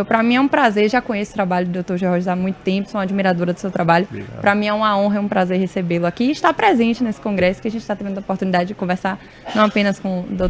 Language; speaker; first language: Portuguese; native; Portuguese